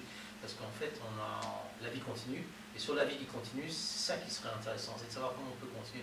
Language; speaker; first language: French; native; French